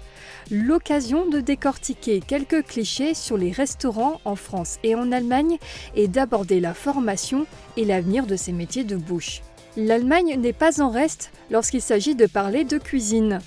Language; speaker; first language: French; native; French